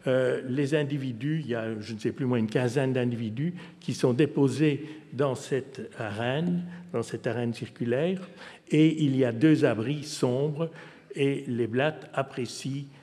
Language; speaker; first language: French; native; French